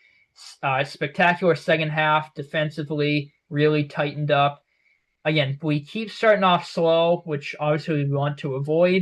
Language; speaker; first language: English; native; English